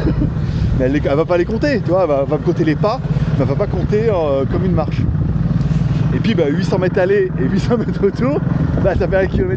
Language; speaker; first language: French; native; French